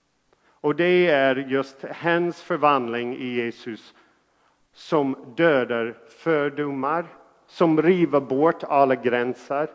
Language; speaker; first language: Swedish; non-native, fluent; English